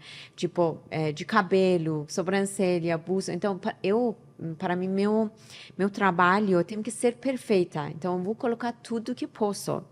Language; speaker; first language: Portuguese; non-native, learner; Persian